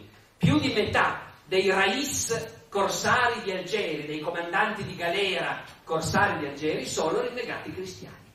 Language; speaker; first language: Italian; native; Italian